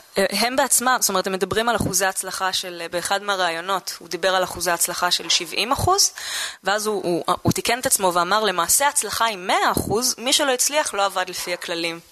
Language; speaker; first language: Hebrew; native; Hebrew